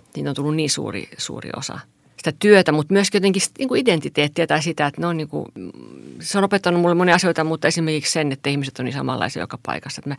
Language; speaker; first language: Finnish; non-native, local second language; Swedish